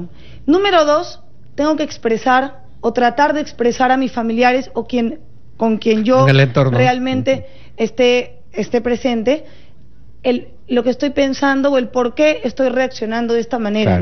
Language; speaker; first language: Spanish; native; Spanish